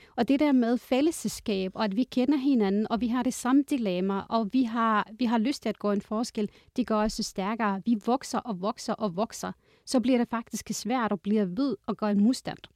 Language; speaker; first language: Danish; non-native, fluent; Arabic